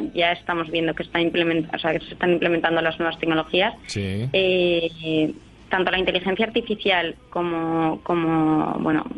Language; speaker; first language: Spanish; native; Spanish